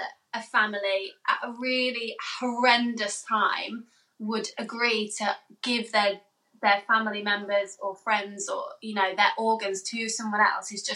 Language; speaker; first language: English; native; English